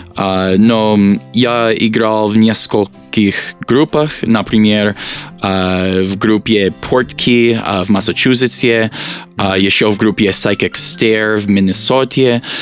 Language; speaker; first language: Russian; non-native, learner; English